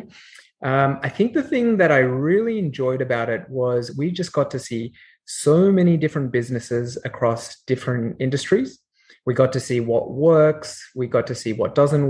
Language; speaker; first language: English; native; English